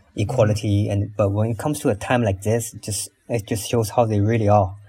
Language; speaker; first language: English; non-native, fluent; Chinese